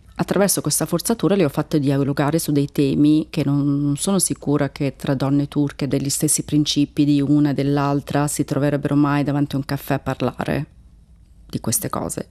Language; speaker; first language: Italian; early bilingual, other home language; Turkish